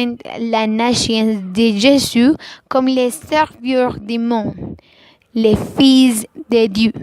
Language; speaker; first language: French; non-native, learner; Spanish